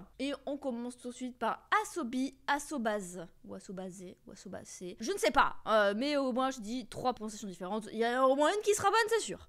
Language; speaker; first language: French; native; French